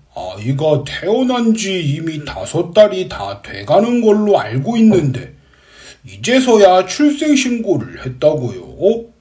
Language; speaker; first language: Korean; native; Korean